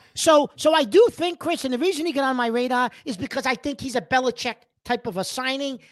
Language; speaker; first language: English; early bilingual, other home language; Italian